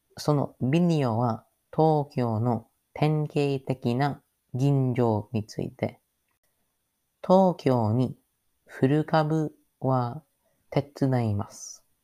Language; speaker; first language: Japanese; non-native, learner; English